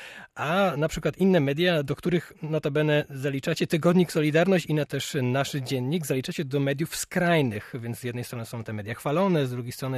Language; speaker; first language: Polish; native; Polish